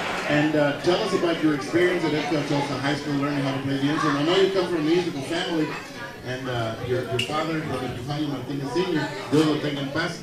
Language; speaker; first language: English; early bilingual, other home language; Spanish